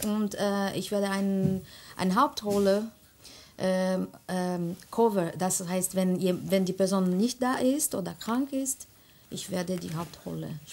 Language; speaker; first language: German; non-native, learner; Portuguese